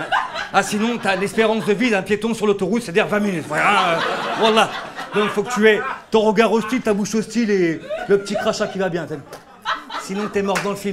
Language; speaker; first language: French; native; French